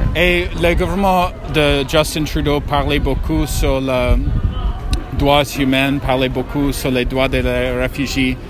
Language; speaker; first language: French; non-native, learner; English